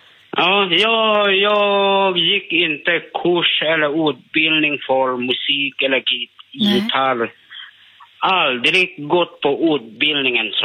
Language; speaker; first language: Swedish; non-native, learner; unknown